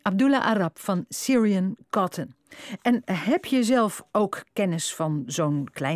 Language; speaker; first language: Dutch; native; Dutch